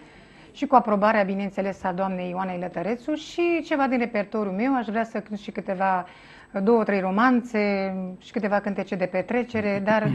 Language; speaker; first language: Romanian; native; Romanian